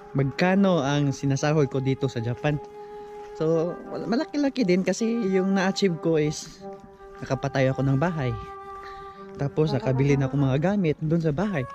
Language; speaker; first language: Filipino; native; Filipino